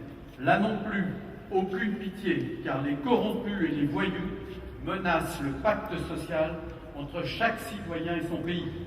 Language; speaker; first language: French; native; French